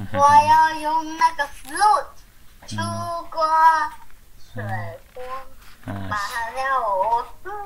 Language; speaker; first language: Chinese; early bilingual, heritage; Chinese